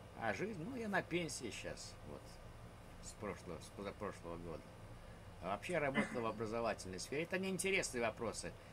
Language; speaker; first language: Russian; native; Russian